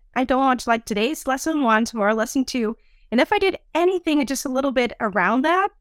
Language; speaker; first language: English; non-native, fluent; Dutch